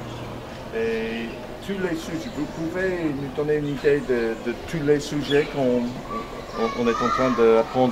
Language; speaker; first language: French; non-native, fluent; English